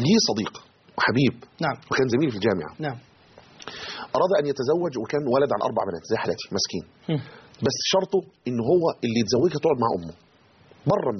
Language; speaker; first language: Arabic; native; Arabic